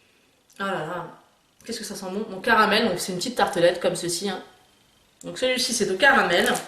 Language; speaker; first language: French; native; French